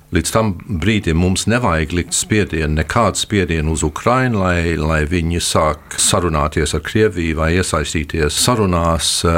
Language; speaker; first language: Latvian; early bilingual, heritage; Latvian